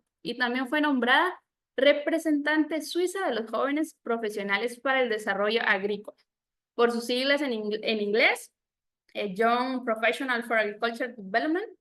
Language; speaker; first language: Spanish; native; Spanish